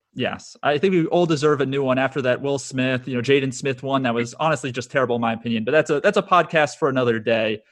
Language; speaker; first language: English; native; English